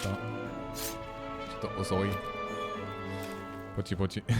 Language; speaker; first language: Japanese; non-native, learner; German